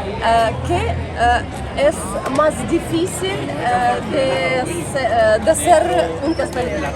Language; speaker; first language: Spanish; non-native, learner; Russian